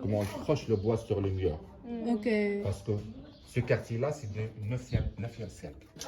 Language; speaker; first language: French; non-native, local second language; Arabic